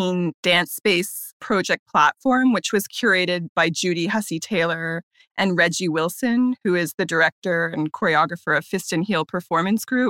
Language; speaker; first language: English; native; English